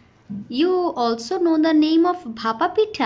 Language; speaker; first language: English; non-native, fluent; Bangla